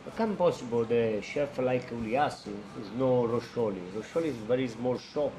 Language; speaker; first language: English; non-native, learner; Italian